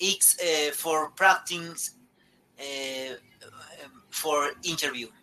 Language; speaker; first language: English; non-native, learner; Spanish